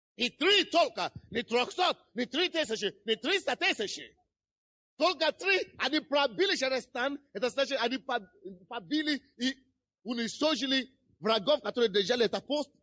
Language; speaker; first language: Russian; non-native, fluent; Yoruba